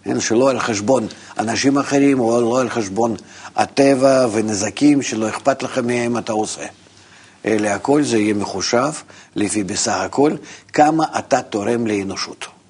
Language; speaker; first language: Hebrew; non-native, fluent; Russian